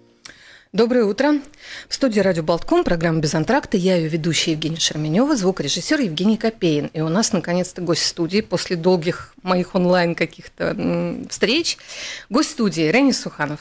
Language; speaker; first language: Russian; native; Russian